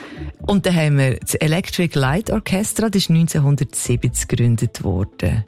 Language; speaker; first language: German; native; German